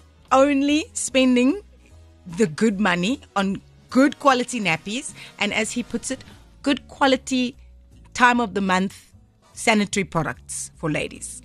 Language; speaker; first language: English; non-native, local second language; Afrikaans